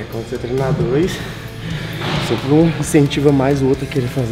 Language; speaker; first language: Portuguese; native; Portuguese